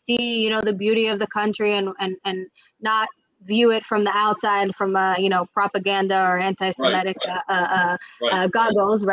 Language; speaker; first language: English; native; English